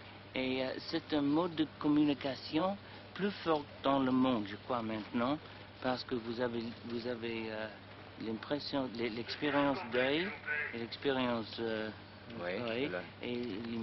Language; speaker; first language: French; non-native, learner; English